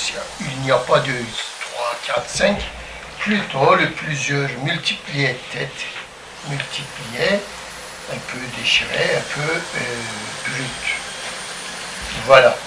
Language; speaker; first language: French; non-native, fluent; Turkish